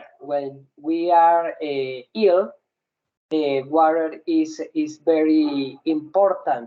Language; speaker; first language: English; non-native, learner; Spanish